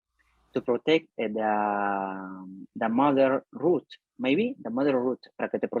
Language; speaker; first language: English; non-native, learner; Spanish